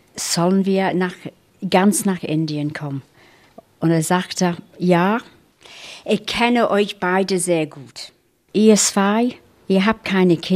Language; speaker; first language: German; non-native, fluent; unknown